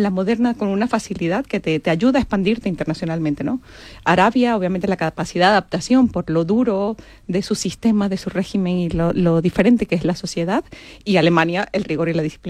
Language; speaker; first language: Spanish; native; Spanish